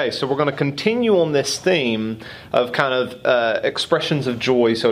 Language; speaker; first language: English; native; English